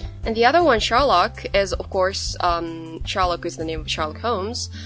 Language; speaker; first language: English; non-native, fluent; Japanese